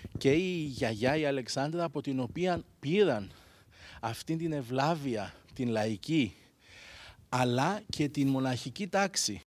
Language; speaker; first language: Greek; native; Greek